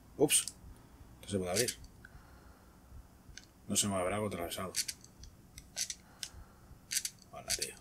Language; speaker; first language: Spanish; native; Spanish